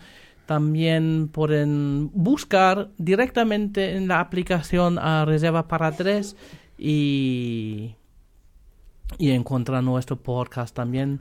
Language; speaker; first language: Spanish; non-native, fluent; German